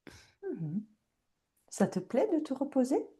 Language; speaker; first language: French; native; French